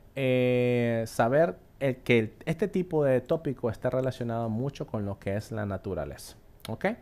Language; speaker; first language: Spanish; native; Spanish